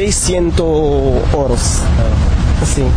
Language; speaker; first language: Spanish; non-native, learner; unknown